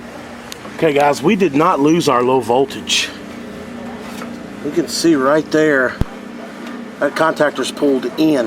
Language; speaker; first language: English; native; English